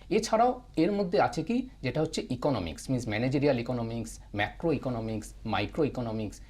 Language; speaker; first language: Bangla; native; Bangla